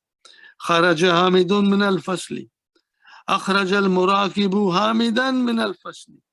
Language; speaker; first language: Arabic; non-native, fluent; Urdu